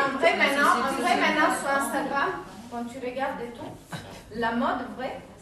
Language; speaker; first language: French; native; French